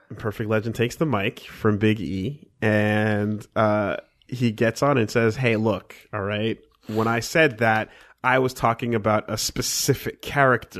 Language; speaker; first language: English; native; English